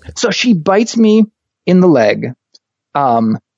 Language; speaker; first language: English; native; English